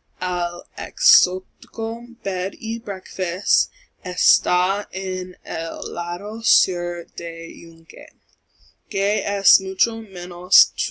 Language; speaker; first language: Spanish; non-native, learner; English